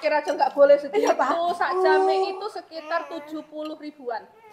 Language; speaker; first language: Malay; non-native, local second language; Javanese